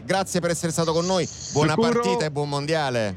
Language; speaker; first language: Italian; native; Italian